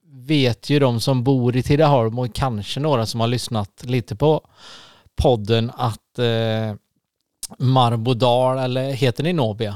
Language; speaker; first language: Swedish; native; Swedish